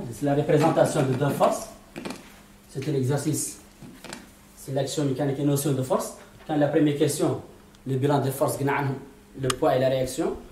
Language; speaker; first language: French; non-native, local second language; Arabic